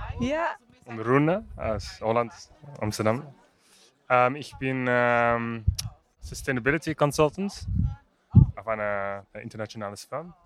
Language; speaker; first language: German; non-native, learner; Dutch